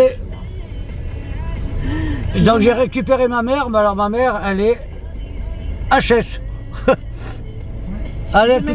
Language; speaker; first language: French; native; French